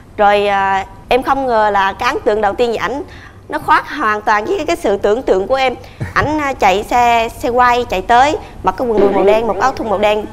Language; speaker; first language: Vietnamese; native; Vietnamese